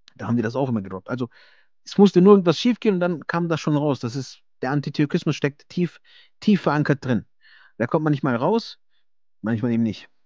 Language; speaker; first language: German; early bilingual, other home language; Turkish